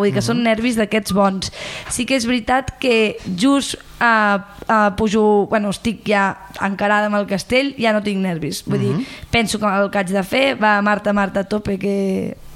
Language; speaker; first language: Catalan; native; Catalan